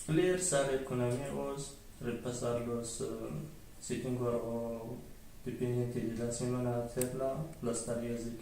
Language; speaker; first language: Spanish; early bilingual, other home language; Arabic